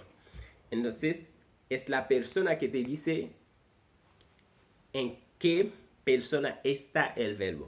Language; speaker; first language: Spanish; non-native, fluent; Haitian Creole